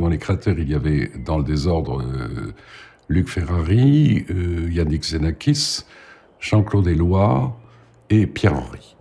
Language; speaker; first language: French; native; French